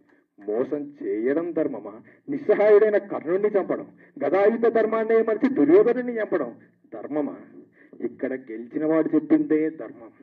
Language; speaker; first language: Telugu; native; Telugu